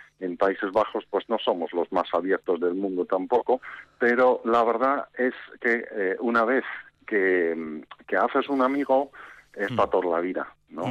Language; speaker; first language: Spanish; non-native, fluent; Dutch